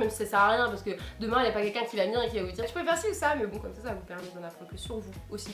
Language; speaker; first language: French; native; French